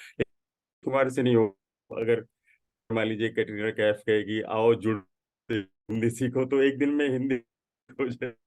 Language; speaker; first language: Hindi; native; Hindi